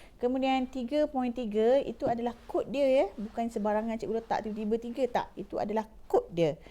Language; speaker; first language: Malay; native; Malay